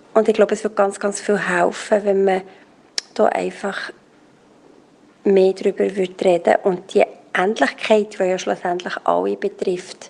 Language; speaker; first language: German; native; German